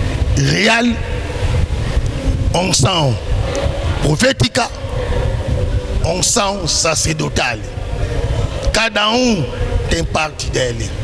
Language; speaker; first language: Portuguese; non-native, learner; Lingala